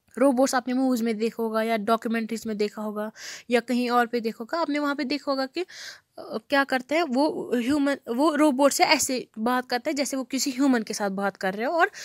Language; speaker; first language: Hindi; non-native, local second language; Kashmiri